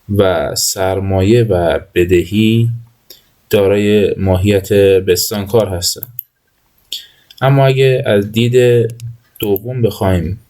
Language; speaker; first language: Persian; native; Persian